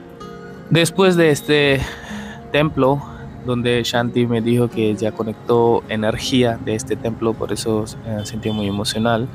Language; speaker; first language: Spanish; non-native, learner; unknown